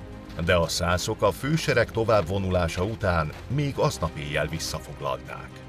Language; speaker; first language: Hungarian; native; Hungarian